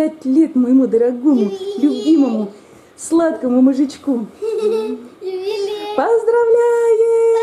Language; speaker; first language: Russian; native; Russian